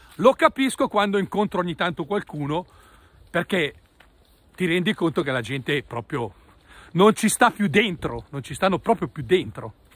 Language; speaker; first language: Italian; native; Italian